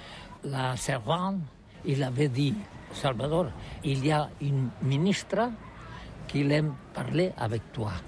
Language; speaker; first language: French; non-native, learner; Catalan